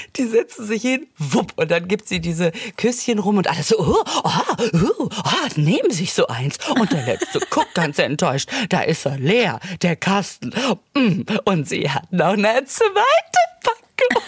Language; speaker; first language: German; native; German